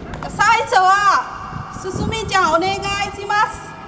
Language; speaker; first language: Japanese; non-native, learner; Nepali